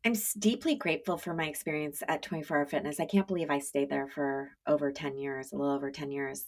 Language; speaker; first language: English; native; English